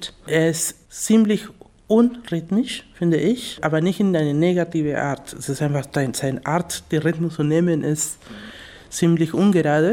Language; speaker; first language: German; non-native, fluent; Spanish